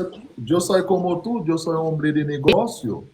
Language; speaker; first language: Spanish; non-native, fluent; Haitian Creole